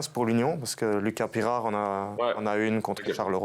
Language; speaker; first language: French; native; French